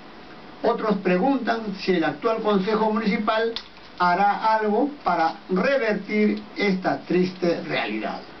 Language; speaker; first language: Spanish; native; Spanish